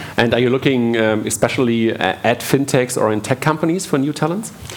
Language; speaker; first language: English; non-native, fluent; German